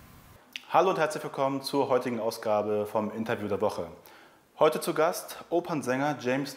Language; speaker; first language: German; native; German